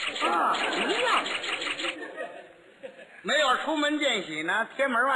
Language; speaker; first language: Chinese; native; Chinese